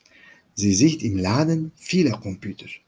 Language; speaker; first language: German; non-native, fluent; Turkish